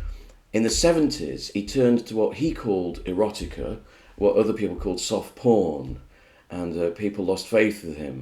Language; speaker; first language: English; native; English